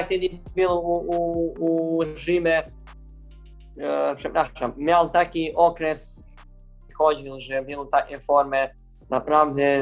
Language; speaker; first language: Polish; non-native, learner; Serbian